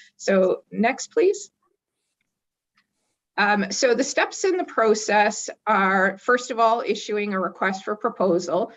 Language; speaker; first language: English; native; English